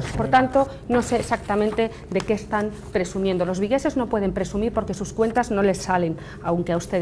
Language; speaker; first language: Spanish; native; Spanish